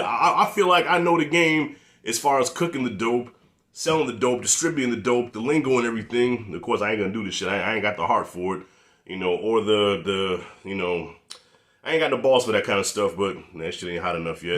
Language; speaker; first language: English; native; English